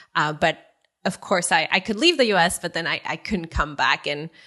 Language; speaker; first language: English; early bilingual, other home language; Spanish